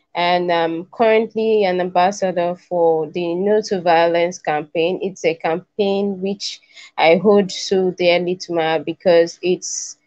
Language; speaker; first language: English; non-native, local second language; Igbo